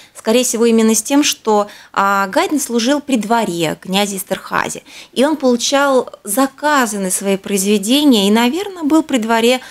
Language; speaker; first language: Russian; native; Russian